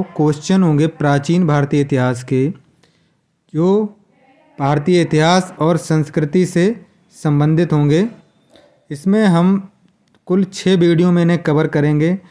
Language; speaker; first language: Hindi; native; Hindi